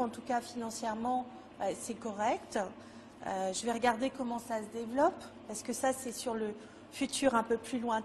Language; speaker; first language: French; native; French